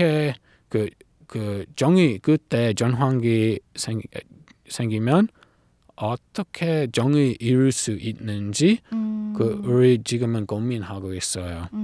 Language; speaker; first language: Korean; non-native, learner; English